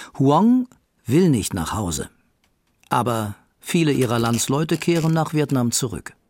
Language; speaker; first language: German; native; German